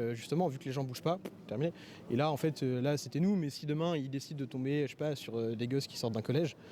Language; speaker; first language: French; native; French